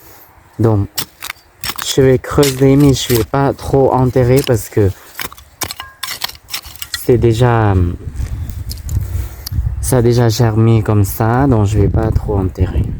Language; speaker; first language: French; non-native, fluent; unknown